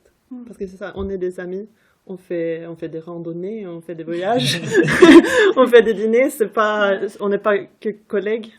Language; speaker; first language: French; non-native, fluent; Swedish